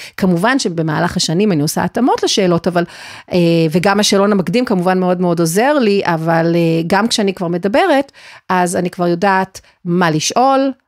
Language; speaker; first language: Hebrew; native; Hebrew